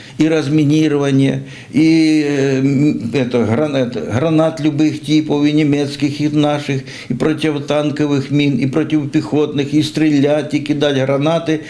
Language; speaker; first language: Russian; native; Russian